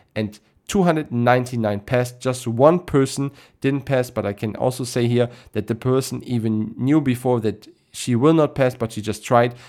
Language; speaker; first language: English; non-native, fluent; German